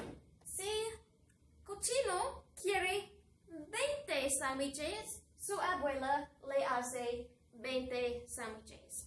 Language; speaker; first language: Spanish; non-native, fluent; English